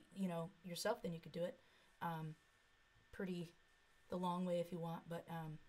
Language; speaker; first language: English; native; English